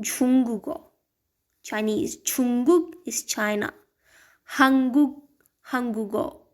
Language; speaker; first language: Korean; non-native, learner; Hindi